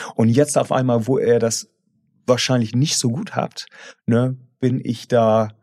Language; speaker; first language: German; non-native, fluent; English